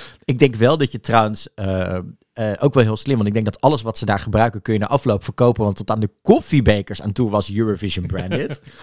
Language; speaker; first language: Dutch; native; Dutch